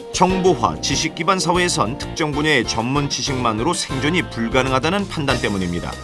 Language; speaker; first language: Korean; native; Korean